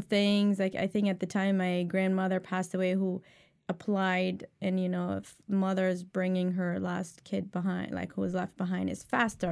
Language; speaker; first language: English; non-native, fluent; Arabic